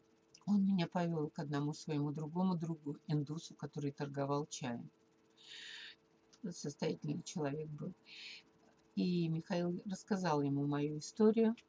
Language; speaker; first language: Russian; native; Russian